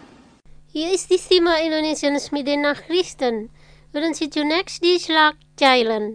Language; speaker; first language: German; non-native, fluent; Indonesian